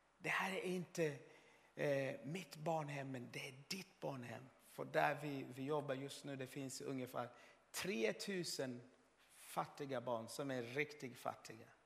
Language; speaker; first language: Swedish; non-native, fluent; Swahili